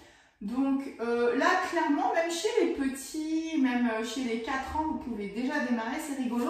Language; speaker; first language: French; native; French